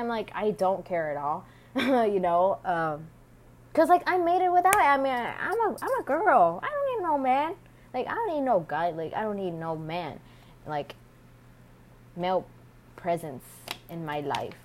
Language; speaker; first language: English; native; English